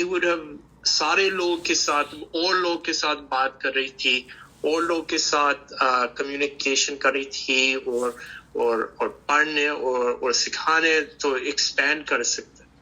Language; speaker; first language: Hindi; early bilingual, heritage; Hindi